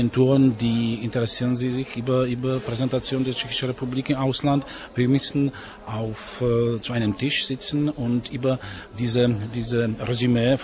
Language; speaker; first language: German; non-native, learner; Czech